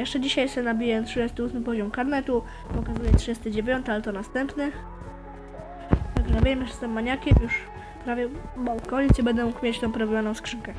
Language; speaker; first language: Polish; native; Polish